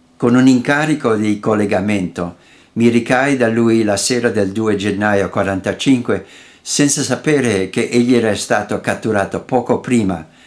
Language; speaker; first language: Italian; non-native, fluent; Dutch